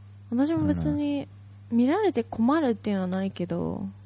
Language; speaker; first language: Japanese; native; Japanese